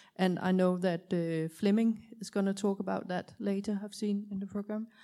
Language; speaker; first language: English; non-native, fluent; Danish